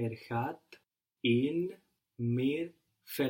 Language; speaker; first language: German; non-native, learner; English